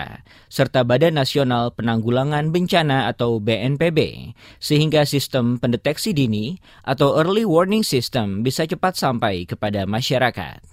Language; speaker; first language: Indonesian; native; Indonesian